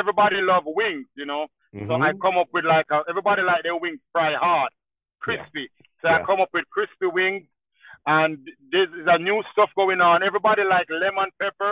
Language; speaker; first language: English; non-native, local second language; Jamaican Creole English